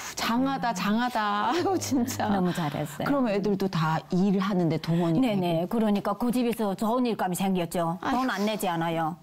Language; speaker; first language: Korean; native; Korean